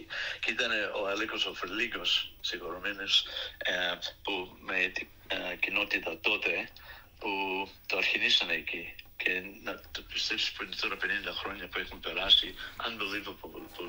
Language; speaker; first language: Greek; early bilingual, heritage; Greek